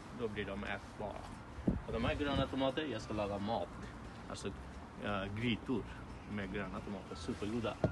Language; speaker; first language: Swedish; non-native, fluent; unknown